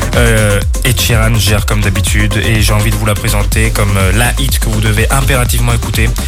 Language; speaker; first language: French; non-native, fluent; Portuguese